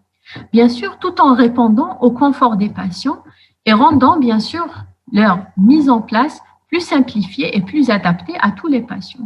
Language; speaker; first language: French; non-native, local second language; Arabic